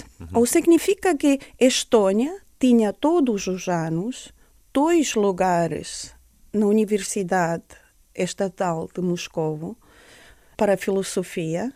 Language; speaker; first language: Portuguese; non-native, fluent; Estonian